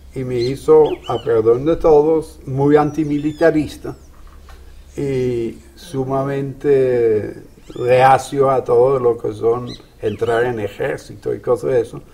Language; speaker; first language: Spanish; non-native, fluent; Dutch